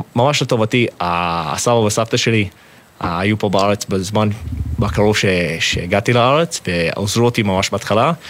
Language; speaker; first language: Hebrew; non-native, fluent; English